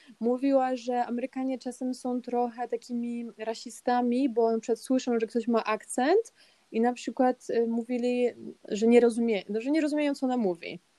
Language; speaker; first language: Polish; early bilingual, heritage; Polish